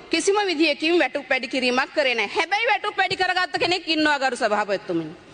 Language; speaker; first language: Sinhala; native; Sinhala